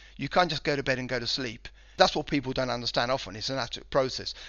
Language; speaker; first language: English; non-native, fluent; Spanish